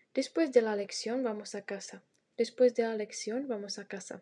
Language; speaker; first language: Spanish; non-native, fluent; Czech